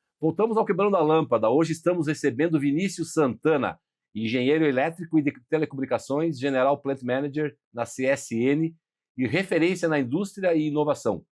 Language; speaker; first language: Portuguese; native; Portuguese